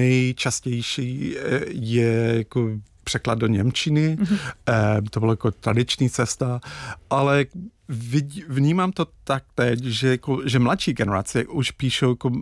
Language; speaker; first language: Czech; non-native, fluent; English